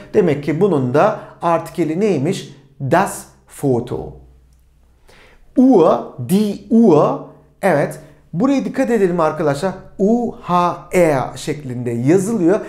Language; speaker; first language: Turkish; native; Turkish